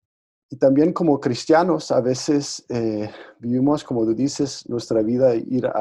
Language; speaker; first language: Spanish; non-native, fluent; Danish